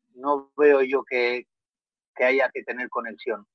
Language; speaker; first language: Spanish; native; Spanish